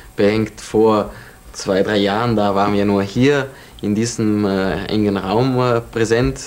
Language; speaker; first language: German; non-native, local second language; Ladin